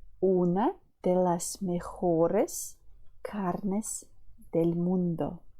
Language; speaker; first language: Spanish; non-native, fluent; Ukrainian